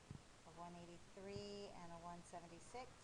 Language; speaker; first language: English; native; English